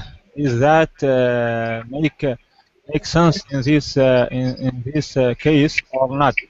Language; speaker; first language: English; non-native, learner; Arabic